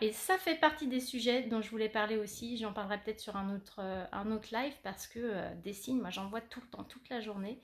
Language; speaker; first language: French; native; French